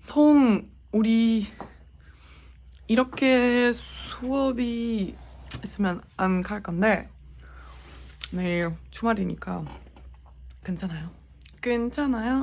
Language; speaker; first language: Korean; non-native, learner; Dutch